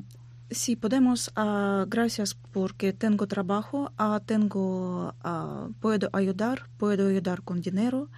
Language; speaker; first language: Spanish; non-native, learner; Ukrainian